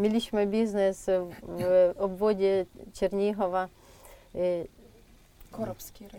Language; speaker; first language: Polish; non-native, fluent; Ukrainian